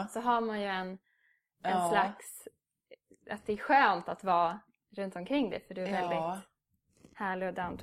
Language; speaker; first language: Swedish; native; Swedish